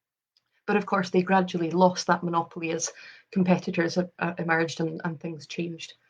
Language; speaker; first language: English; native; English